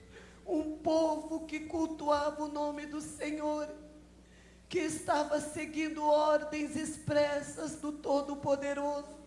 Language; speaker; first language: Portuguese; native; Portuguese